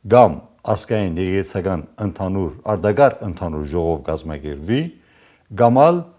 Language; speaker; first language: Armenian; native; Armenian